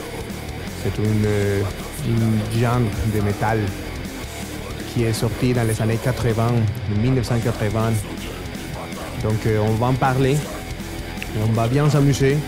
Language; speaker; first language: French; non-native, fluent; Spanish